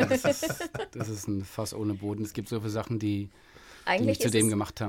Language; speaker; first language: German; native; German